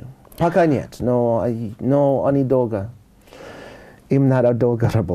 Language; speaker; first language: Russian; non-native, learner; English